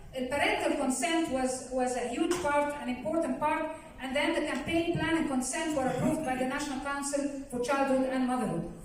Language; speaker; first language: English; non-native, local second language; Arabic